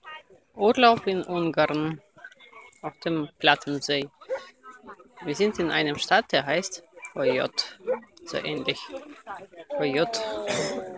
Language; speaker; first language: German; non-native, learner; Russian